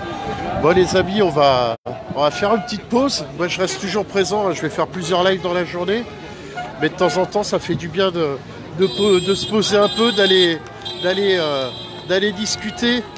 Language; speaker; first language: French; native; French